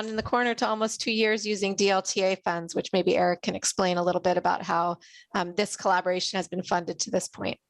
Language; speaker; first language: English; native; English